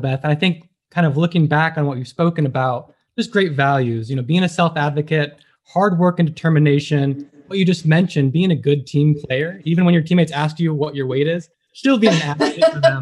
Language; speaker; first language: English; native; English